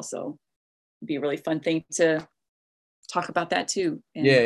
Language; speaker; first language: English; native; English